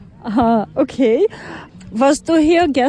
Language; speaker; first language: German; non-native, fluent; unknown